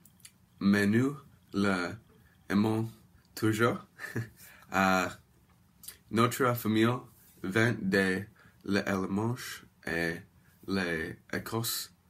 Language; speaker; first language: French; non-native, learner; English